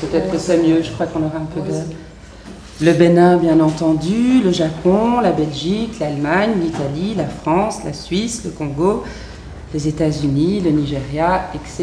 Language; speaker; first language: French; native; French